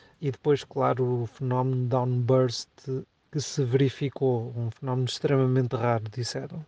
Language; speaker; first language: Portuguese; native; Portuguese